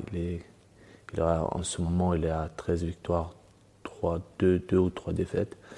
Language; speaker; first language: French; early bilingual, other home language; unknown